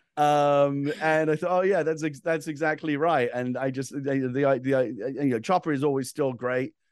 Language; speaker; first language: English; native; English